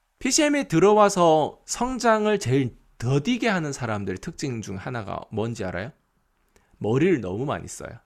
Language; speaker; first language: Korean; native; Korean